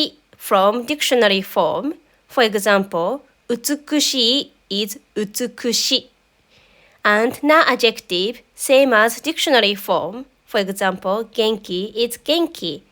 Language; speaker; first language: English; non-native, fluent; Japanese